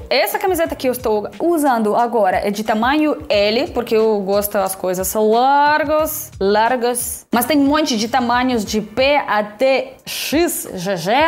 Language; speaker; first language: Portuguese; non-native, fluent; Russian